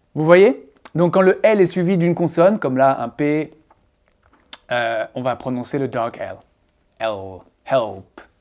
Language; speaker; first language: French; native; French